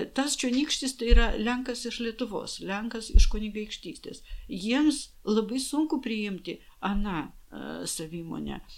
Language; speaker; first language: Lithuanian; non-native, local second language; Polish